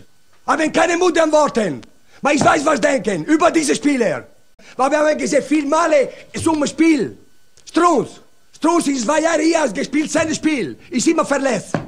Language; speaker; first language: German; non-native, learner; Italian